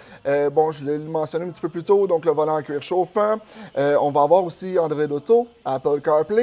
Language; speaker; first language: French; native; French